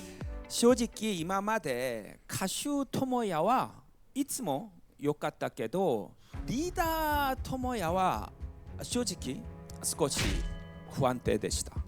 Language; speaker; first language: Japanese; non-native, fluent; Korean